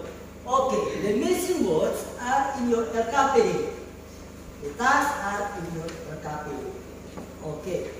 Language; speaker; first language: English; non-native, fluent; Indonesian